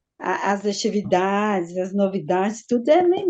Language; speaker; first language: Portuguese; native; Portuguese